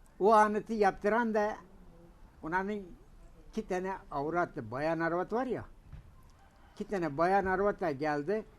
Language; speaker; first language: Turkish; native; Turkish